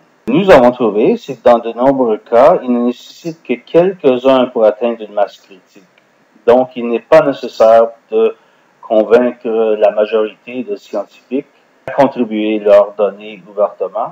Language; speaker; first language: French; non-native, fluent; English